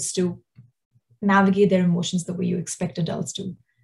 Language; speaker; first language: English; non-native, local second language; Hindi